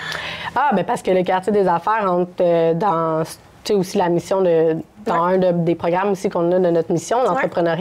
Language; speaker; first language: French; native; French